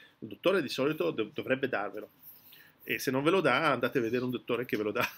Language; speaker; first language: Italian; early bilingual, heritage; French